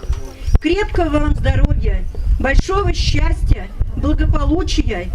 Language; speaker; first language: Russian; native; Russian